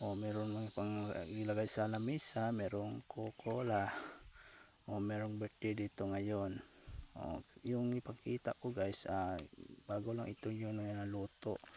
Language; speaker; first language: Filipino; non-native, local second language; Cebuano